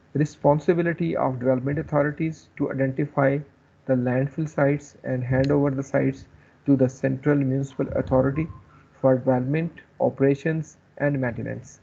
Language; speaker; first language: English; non-native, local second language; Urdu